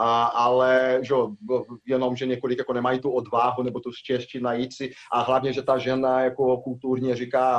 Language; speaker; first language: Czech; non-native, fluent; Portuguese